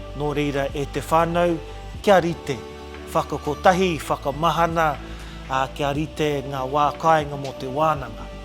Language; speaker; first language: Māori; non-native, local second language; English